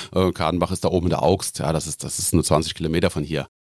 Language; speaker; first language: German; native; German